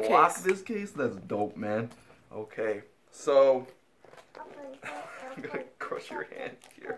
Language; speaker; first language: English; native; English